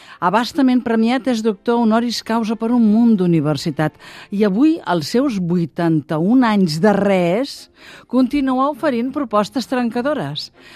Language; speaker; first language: Catalan; native; Catalan